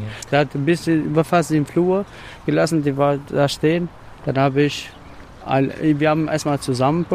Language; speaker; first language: German; non-native, learner; Albanian